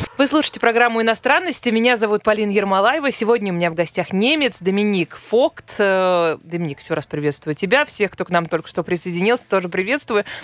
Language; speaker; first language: Russian; native; Russian